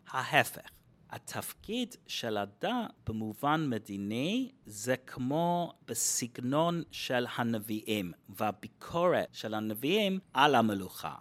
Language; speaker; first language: Hebrew; non-native, fluent; English